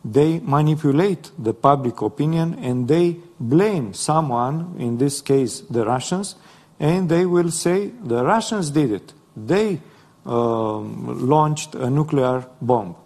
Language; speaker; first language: English; non-native, fluent; Romanian